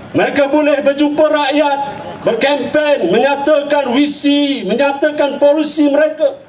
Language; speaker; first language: Malay; native; Malay